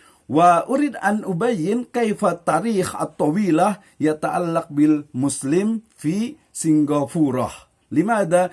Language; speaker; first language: Arabic; non-native, fluent; Indonesian